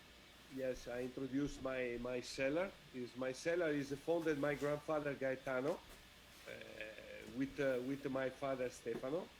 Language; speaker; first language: English; non-native, learner; Italian